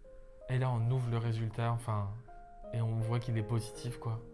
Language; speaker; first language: French; native; French